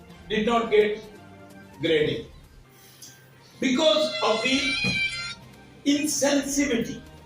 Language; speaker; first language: English; non-native, local second language; Bangla